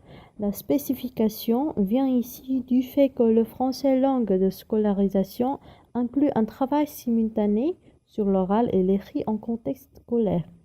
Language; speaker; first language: French; non-native, learner; Vietnamese